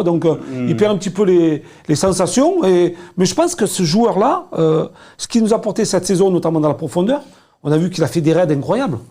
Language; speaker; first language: French; native; French